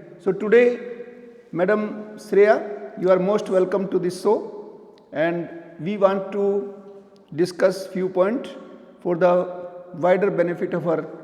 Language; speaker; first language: English; non-native, local second language; Hindi